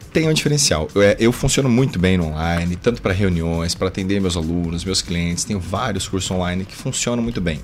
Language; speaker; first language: Portuguese; native; Portuguese